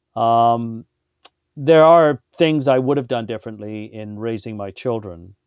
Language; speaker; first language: English; native; English